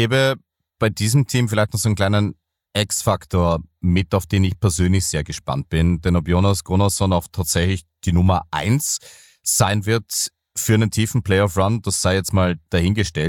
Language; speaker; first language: German; native; German